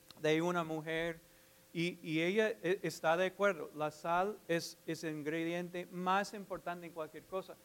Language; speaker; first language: Spanish; non-native, fluent; English